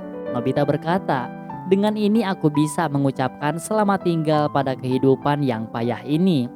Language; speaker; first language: Indonesian; native; Indonesian